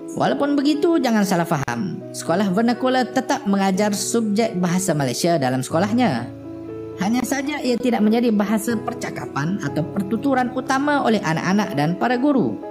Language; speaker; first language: Malay; native; Malay